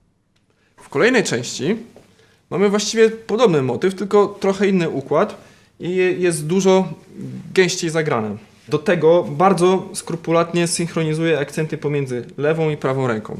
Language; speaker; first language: Polish; native; Polish